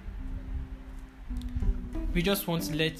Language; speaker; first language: English; non-native, local second language; Igbo